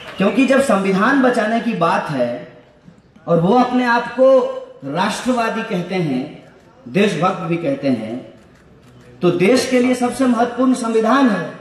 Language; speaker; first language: Hindi; native; Hindi